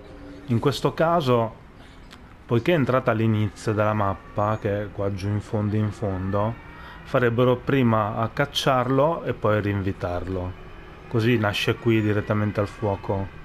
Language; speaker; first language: Italian; native; Italian